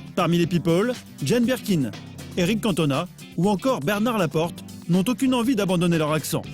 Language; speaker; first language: French; native; French